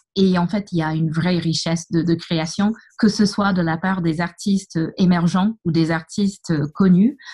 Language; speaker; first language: French; non-native, fluent; English